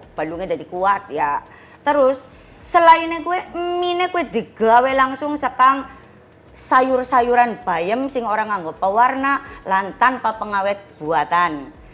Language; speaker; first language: Indonesian; non-native, local second language; Javanese